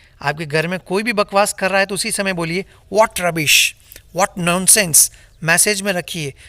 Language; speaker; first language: Hindi; native; Hindi